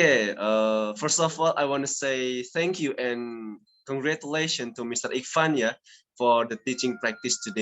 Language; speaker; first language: English; non-native, learner; Indonesian